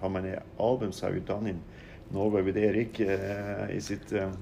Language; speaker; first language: English; non-native, fluent; Norwegian